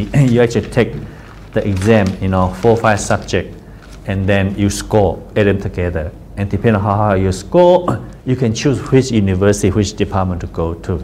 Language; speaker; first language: English; non-native, fluent; Chinese